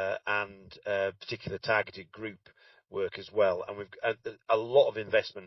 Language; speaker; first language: English; native; English